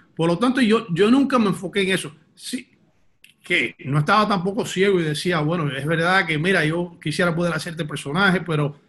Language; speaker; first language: Spanish; early bilingual, heritage; Spanish